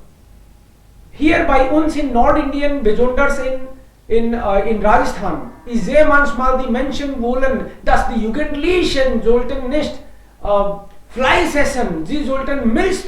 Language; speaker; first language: German; non-native, fluent; Hindi